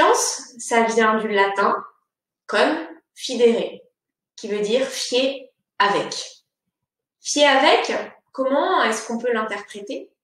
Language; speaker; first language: French; native; French